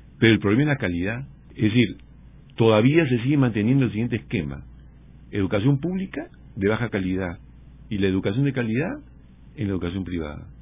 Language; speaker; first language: Spanish; native; Spanish